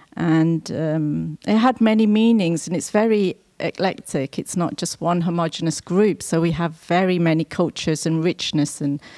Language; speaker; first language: English; native; English